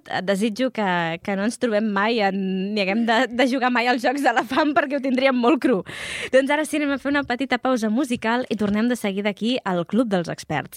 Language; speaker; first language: Catalan; native; Catalan